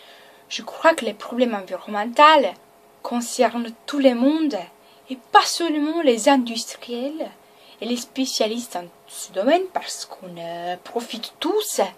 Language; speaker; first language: French; non-native, learner; Romanian